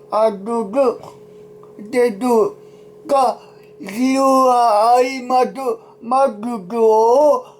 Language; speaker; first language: Japanese; non-native, learner; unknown